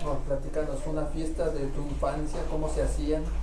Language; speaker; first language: Spanish; native; Spanish